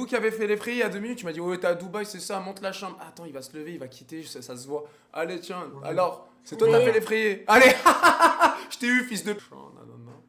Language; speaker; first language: French; native; French